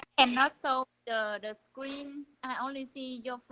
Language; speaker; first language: English; non-native, learner; Vietnamese